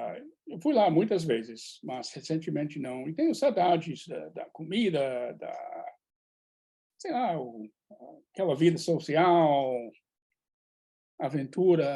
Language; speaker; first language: Portuguese; non-native, fluent; English